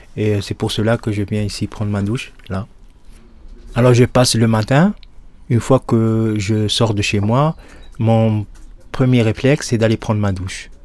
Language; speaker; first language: French; non-native, local second language; Arabic